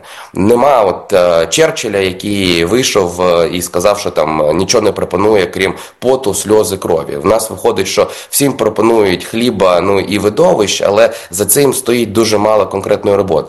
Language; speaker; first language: Ukrainian; native; Ukrainian